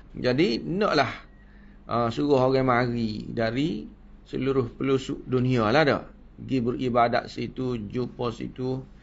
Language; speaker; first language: Malay; native; Malay